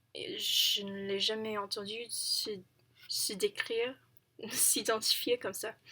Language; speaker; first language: French; non-native, fluent; English